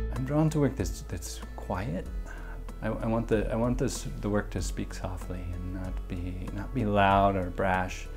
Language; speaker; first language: English; native; English